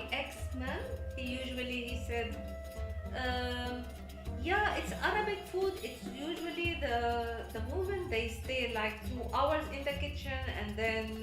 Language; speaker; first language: English; non-native, learner; Arabic